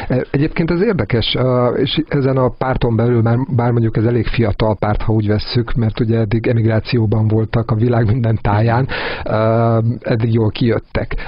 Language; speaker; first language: Hungarian; native; Hungarian